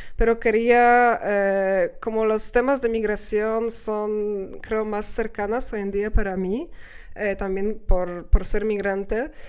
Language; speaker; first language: Spanish; non-native, fluent; Polish